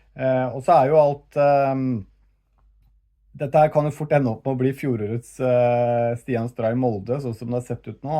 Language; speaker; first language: Norwegian; native; Norwegian